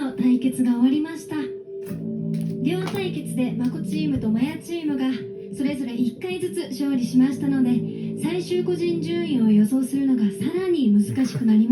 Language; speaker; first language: Japanese; native; Japanese